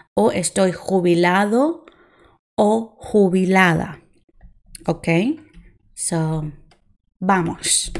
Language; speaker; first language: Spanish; non-native, fluent; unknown